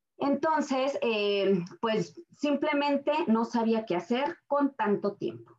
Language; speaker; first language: Spanish; native; Spanish